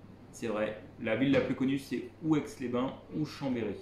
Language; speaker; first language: French; native; French